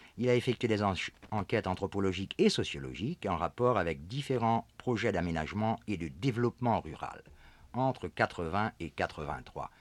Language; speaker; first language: French; native; French